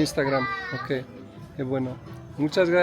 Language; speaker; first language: Spanish; non-native, learner; Portuguese